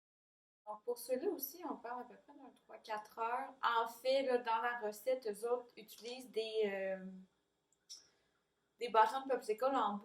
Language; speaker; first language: French; native; French